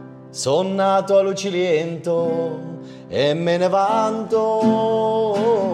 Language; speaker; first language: Italian; native; Italian